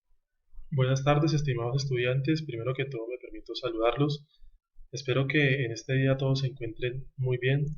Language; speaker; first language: Spanish; native; Spanish